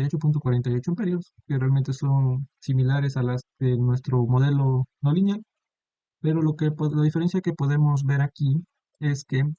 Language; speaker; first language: Spanish; native; Spanish